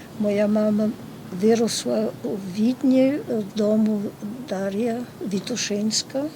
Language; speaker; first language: Ukrainian; early bilingual, heritage; Ukrainian